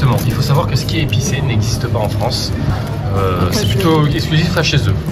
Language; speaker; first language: French; native; French